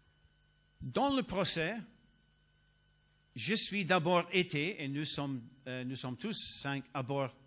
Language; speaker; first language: French; non-native, learner; English